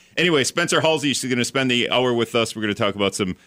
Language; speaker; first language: English; native; English